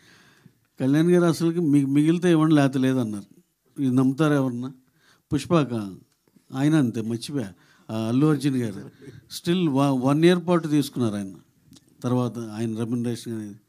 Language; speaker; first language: Telugu; native; Telugu